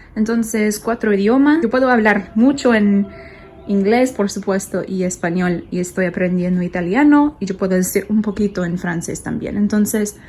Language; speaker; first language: Spanish; non-native, learner; English